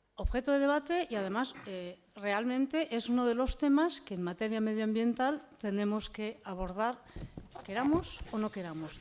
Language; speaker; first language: Spanish; native; Spanish